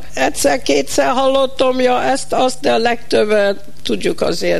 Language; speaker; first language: Hungarian; early bilingual, heritage; Hungarian